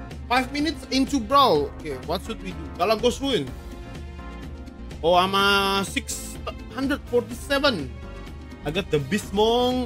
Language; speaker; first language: English; non-native, fluent; Indonesian